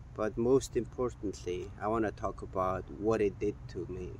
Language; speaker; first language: English; non-native, fluent; Mongolian